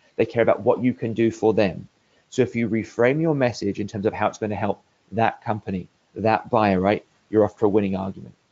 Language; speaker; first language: English; native; English